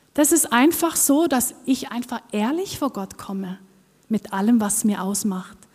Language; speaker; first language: German; non-native, fluent; Norwegian